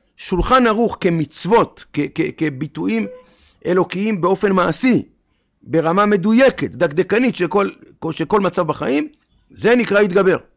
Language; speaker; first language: Hebrew; native; Hebrew